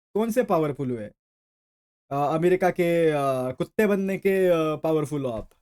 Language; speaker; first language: Hindi; native; Hindi